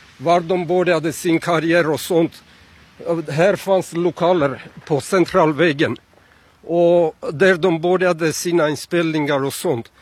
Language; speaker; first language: Swedish; non-native, fluent; Armenian